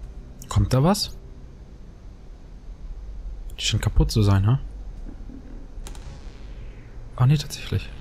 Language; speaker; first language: German; native; German